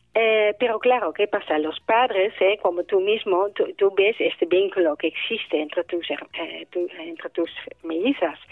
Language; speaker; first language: Spanish; non-native, fluent; Dutch